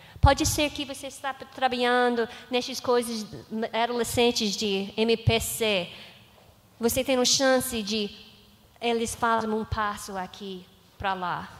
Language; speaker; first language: Portuguese; non-native, learner; English